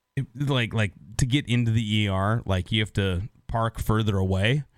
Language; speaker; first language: English; native; English